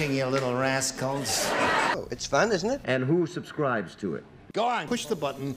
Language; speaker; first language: English; non-native, fluent; Spanish